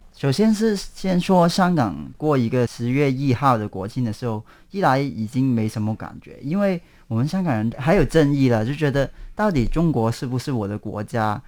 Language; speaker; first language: Chinese; non-native, local second language; Cantonese